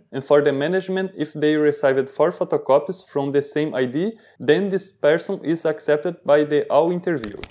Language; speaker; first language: English; non-native, learner; Portuguese